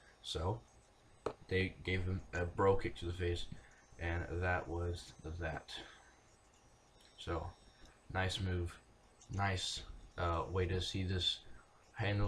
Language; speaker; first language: English; native; English